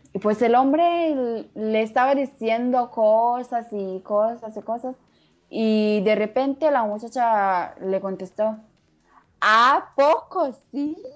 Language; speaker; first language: Spanish; non-native, learner; Arabic